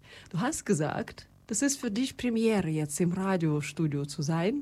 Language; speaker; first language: German; non-native, fluent; Russian